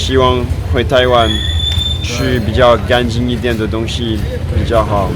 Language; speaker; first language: Chinese; non-native, fluent; French